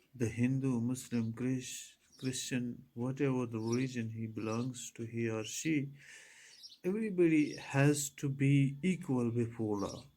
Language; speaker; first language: English; non-native, local second language; Urdu